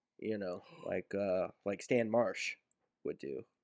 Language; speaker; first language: English; native; English